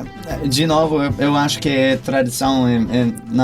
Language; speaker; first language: Portuguese; non-native, fluent; English